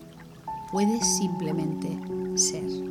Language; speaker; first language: Spanish; native; Spanish